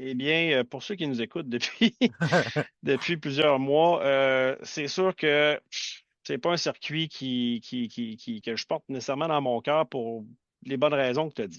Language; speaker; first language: French; native; French